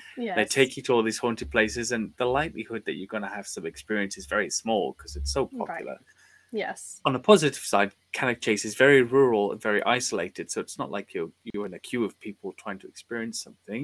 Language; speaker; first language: English; native; English